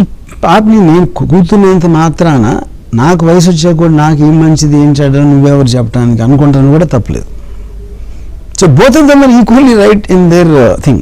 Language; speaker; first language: Telugu; native; Telugu